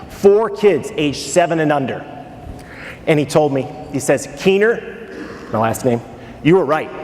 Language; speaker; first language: English; native; English